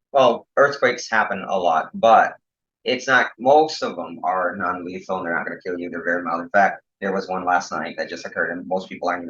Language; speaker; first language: English; native; English